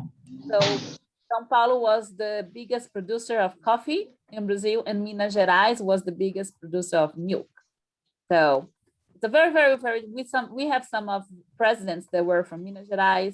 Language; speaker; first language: English; non-native, fluent; Portuguese